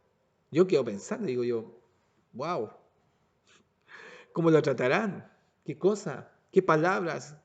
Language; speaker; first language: Spanish; native; Spanish